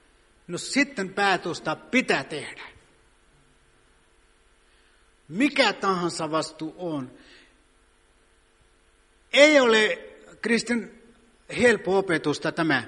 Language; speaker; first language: Finnish; non-native, fluent; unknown